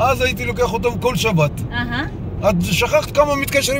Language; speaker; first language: Hebrew; non-native, fluent; Nepali